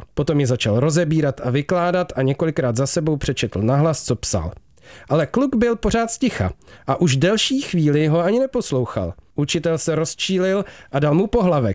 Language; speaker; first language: Czech; native; Czech